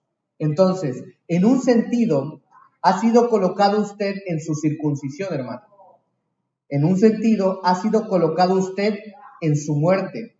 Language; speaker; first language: Spanish; native; Spanish